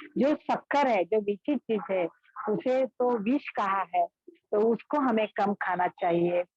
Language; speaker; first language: Hindi; non-native, local second language; Marathi